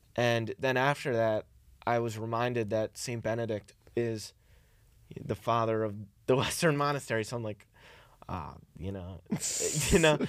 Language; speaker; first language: English; early bilingual, other home language; Italian